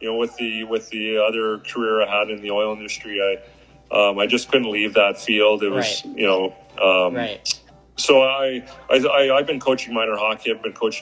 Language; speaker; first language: English; native; English